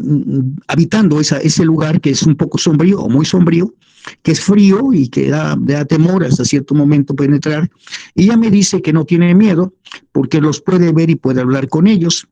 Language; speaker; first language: Spanish; native; Spanish